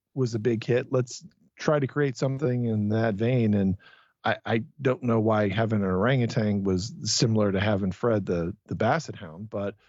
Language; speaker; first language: English; native; English